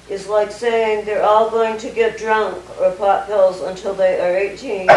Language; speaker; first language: English; native; English